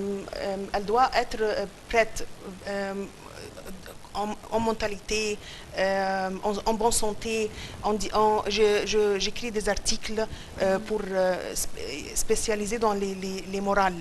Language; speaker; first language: French; non-native, fluent; Arabic